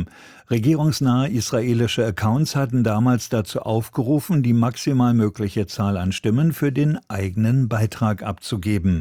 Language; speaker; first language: German; native; German